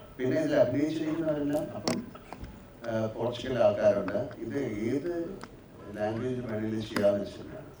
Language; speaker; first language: Malayalam; native; Malayalam